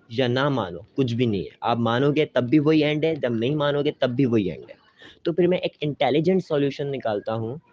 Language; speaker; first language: Urdu; native; Urdu